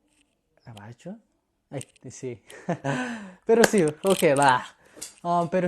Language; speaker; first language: Portuguese; non-native, learner; Spanish